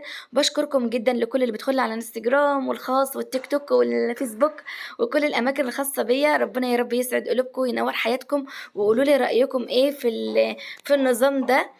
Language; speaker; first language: Arabic; native; Arabic